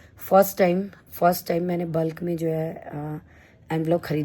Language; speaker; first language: Hindi; native; Hindi